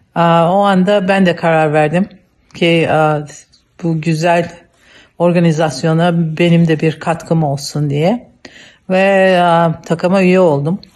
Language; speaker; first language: Turkish; native; Turkish